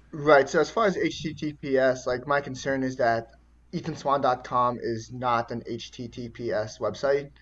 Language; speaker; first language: English; early bilingual, other home language; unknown